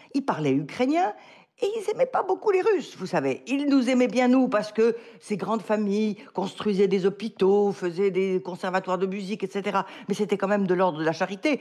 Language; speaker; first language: French; native; French